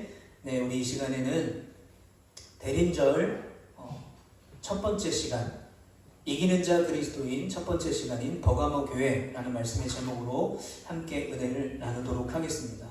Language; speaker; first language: Korean; native; Korean